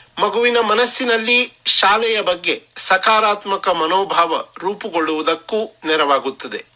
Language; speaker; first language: Kannada; non-native, local second language; Marathi